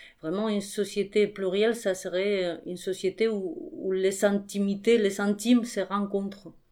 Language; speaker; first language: French; non-native, fluent; Spanish